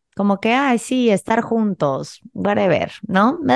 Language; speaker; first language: Spanish; native; Spanish